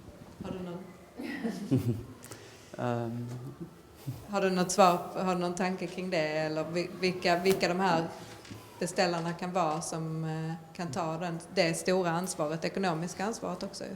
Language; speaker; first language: Swedish; native; Swedish